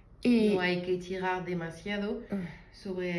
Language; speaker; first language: Spanish; non-native, learner; French